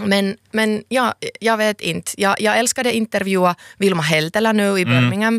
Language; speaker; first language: Swedish; non-native, local second language; Finnish